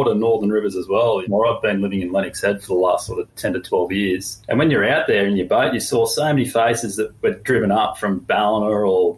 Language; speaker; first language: English; native; English